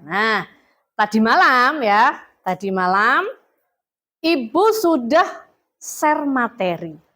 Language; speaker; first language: Indonesian; native; Indonesian